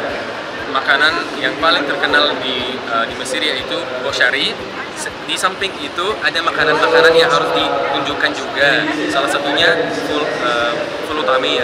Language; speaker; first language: Indonesian; non-native, fluent; Arabic